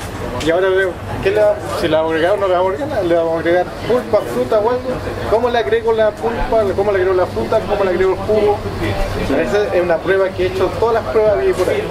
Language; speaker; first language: Spanish; native; Spanish